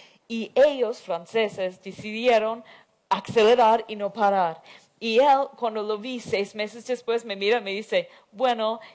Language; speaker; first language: Spanish; non-native, fluent; English